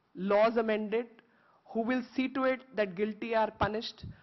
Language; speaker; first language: English; non-native, local second language; Hindi